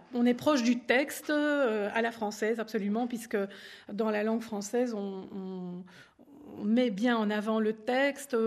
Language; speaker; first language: French; native; French